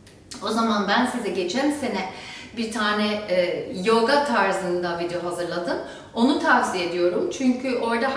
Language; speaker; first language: Turkish; non-native, fluent; German